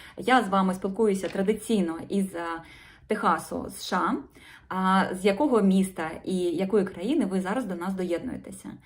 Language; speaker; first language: Ukrainian; non-native, local second language; Russian